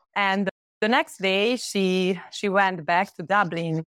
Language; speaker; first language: English; non-native, fluent; Hungarian